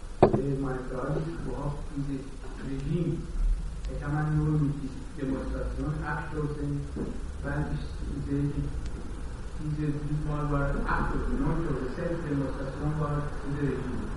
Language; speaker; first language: German; non-native, learner; Persian